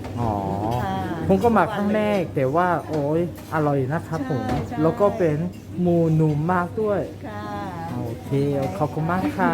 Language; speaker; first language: Thai; non-native, learner; Korean